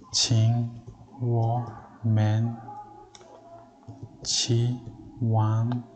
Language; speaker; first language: Chinese; non-native, fluent; Mongolian